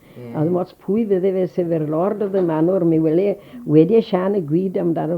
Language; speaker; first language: Welsh; native; Welsh